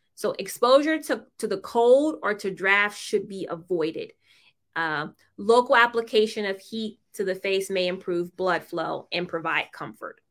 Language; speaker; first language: English; native; English